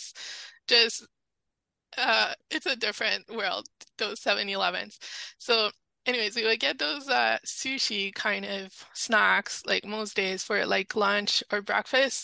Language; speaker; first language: English; non-native, fluent; French